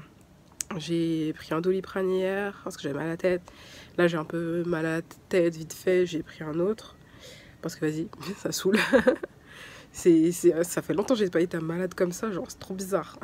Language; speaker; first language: French; native; French